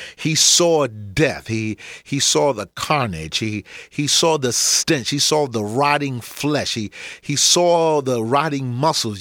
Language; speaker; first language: English; native; English